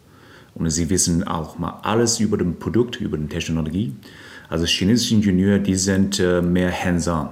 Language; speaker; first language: German; non-native, fluent; Chinese